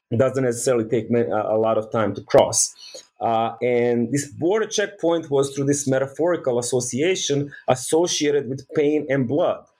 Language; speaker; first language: English; early bilingual, other home language; Bosnian